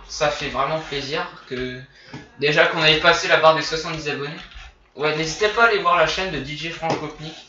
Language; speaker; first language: French; native; French